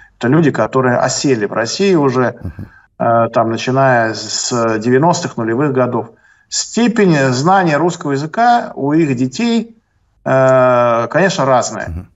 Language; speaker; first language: Russian; native; Russian